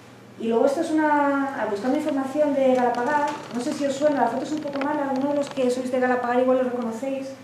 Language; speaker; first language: Spanish; native; Spanish